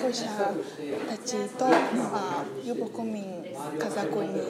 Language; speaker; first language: Japanese; non-native, learner; Mongolian